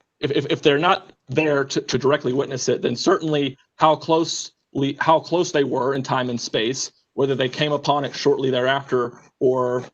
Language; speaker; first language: English; native; English